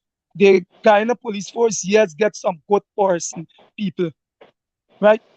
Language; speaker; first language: English; native; English